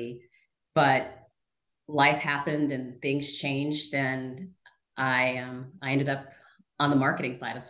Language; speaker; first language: English; native; English